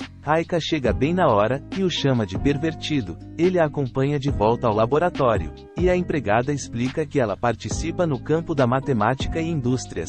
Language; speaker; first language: Portuguese; native; Portuguese